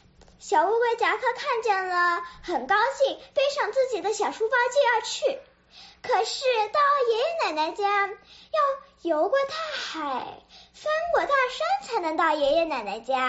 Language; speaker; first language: Chinese; early bilingual, other home language; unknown